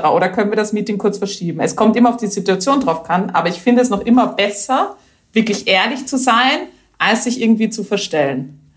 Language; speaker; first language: German; native; German